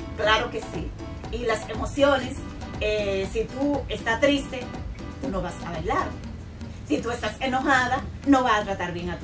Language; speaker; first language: Spanish; native; Spanish